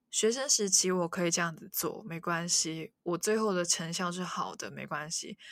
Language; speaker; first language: Chinese; non-native, local second language; Cantonese